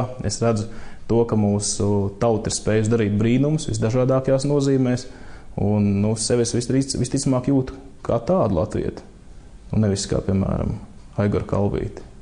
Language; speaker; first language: Latvian; native; Latvian